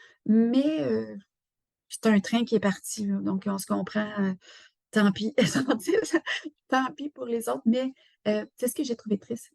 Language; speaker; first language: French; native; French